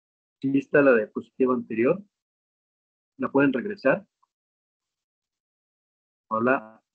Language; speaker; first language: Spanish; native; Spanish